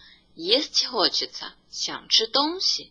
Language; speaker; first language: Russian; non-native, fluent; Chinese